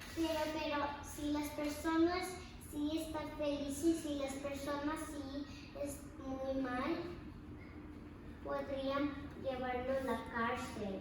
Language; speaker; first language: Spanish; early bilingual, heritage; Spanish